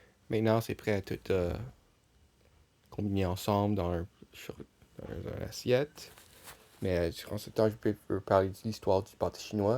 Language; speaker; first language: French; non-native, local second language; English